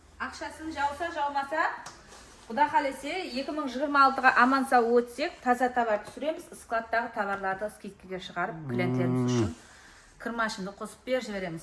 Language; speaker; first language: Uzbek; non-native, local second language; Kara-Kalpak